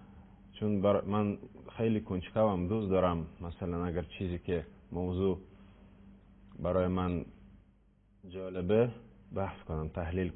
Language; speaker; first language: Persian; non-native, learner; Russian